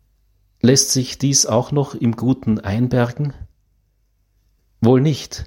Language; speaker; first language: German; native; German